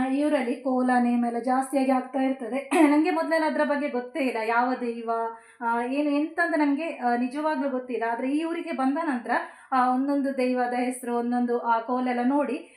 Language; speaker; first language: Kannada; native; Kannada